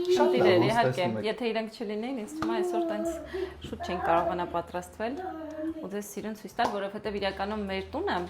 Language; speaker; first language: Armenian; native; Armenian